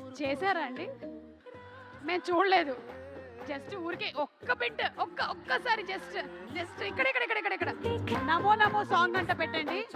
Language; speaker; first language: Telugu; native; Telugu